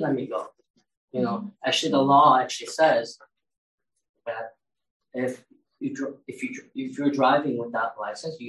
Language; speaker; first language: English; early bilingual, other home language; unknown